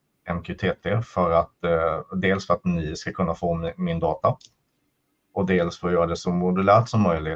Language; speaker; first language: Swedish; native; Swedish